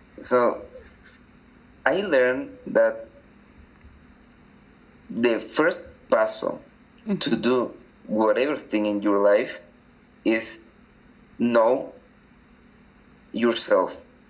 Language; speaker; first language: English; non-native, learner; Spanish